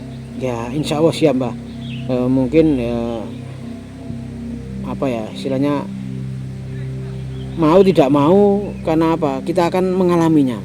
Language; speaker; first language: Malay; non-native, local second language; Javanese